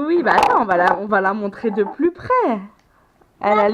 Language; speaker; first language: French; native; French